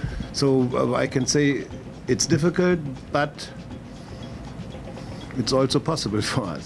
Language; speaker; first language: English; non-native, fluent; German